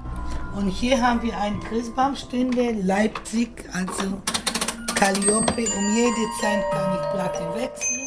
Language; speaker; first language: German; non-native, fluent; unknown